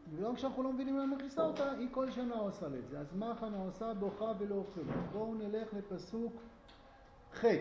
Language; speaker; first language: Hebrew; native; Hebrew